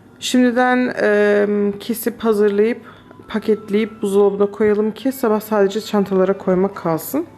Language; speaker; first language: Turkish; early bilingual, heritage; Turkish